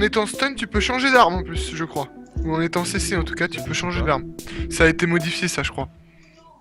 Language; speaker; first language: French; native; French